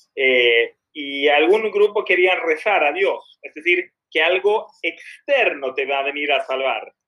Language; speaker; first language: Spanish; non-native, fluent; Swedish